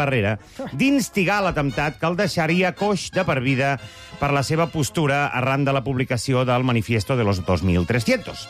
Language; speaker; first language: Catalan; native; Catalan